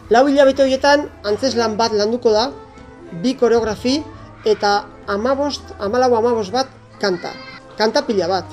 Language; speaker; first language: Basque; native; Basque